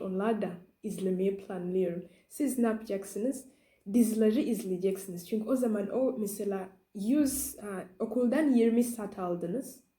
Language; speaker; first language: Turkish; non-native, learner; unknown